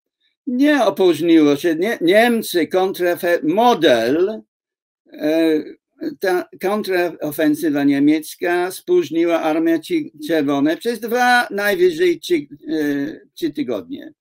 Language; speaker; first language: Polish; non-native, fluent; English